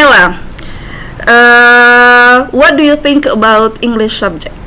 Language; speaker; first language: English; non-native, learner; Indonesian